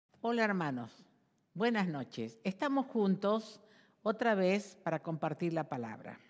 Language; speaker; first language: Spanish; native; Spanish